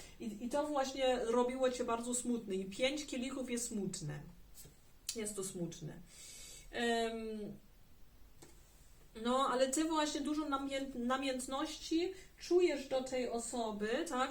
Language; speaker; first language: Polish; early bilingual, heritage; German